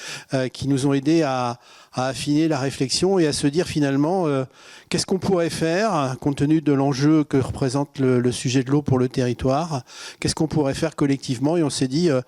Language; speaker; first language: French; native; French